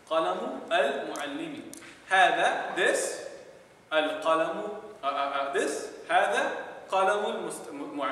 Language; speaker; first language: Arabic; non-native, fluent; English